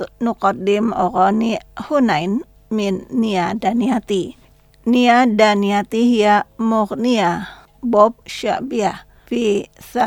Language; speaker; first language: Arabic; non-native, learner; Indonesian